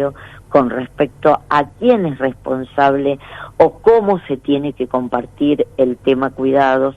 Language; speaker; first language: Spanish; native; Spanish